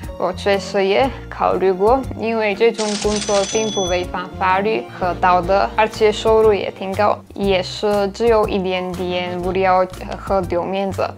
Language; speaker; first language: Chinese; non-native, fluent; Slovak